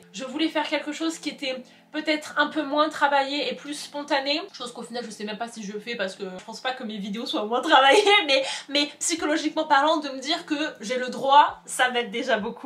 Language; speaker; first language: French; native; French